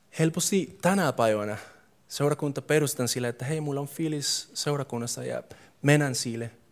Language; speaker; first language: Finnish; non-native, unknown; English